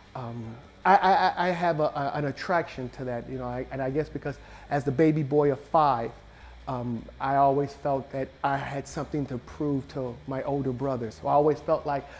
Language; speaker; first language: English; native; English